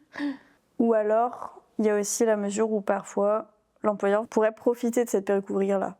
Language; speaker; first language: French; native; French